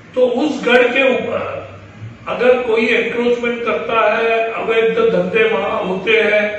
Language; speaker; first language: Hindi; non-native, local second language; Marathi